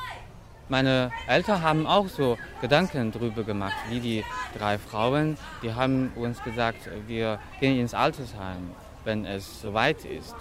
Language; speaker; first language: German; non-native, fluent; Chinese